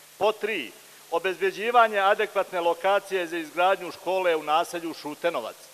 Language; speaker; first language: Serbian; native; Serbian